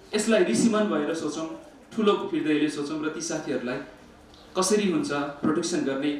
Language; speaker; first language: Nepali; native; Nepali